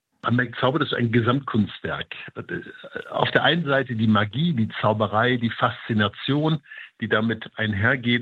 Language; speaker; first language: German; native; German